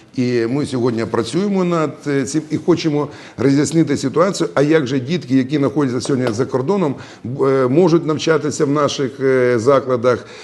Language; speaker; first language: Ukrainian; native; Ukrainian